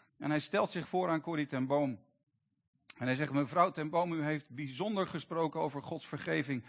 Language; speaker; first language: Dutch; native; Dutch